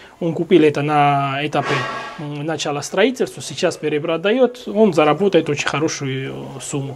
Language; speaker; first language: Russian; non-native, fluent; Georgian